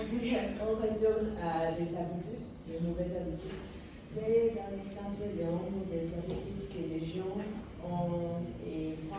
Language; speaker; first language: French; non-native, learner; Spanish